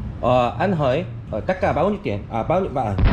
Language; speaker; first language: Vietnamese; non-native, learner; Korean